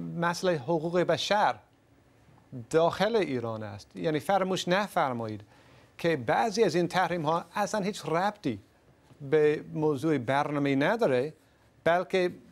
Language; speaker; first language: Persian; non-native, fluent; English